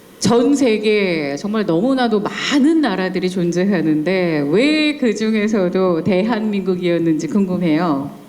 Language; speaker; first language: Korean; native; Korean